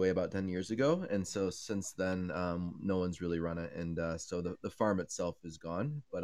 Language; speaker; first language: English; native; English